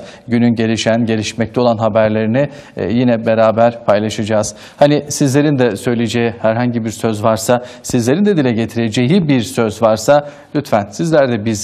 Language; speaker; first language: Turkish; native; Turkish